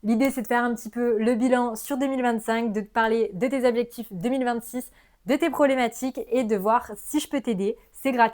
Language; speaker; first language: French; native; French